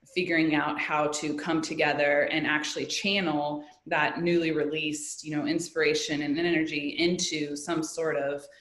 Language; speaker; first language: English; native; English